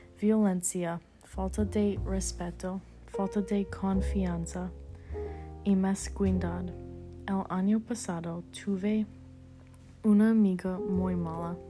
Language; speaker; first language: Spanish; non-native, learner; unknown